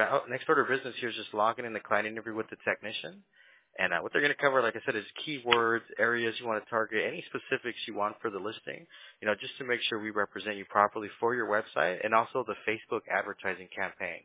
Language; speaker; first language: English; early bilingual, other home language; Spanish